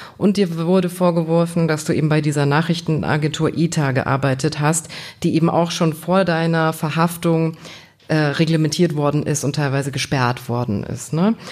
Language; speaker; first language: German; native; German